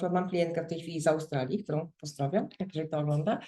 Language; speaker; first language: Polish; native; Polish